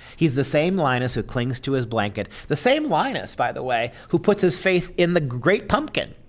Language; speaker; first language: English; native; English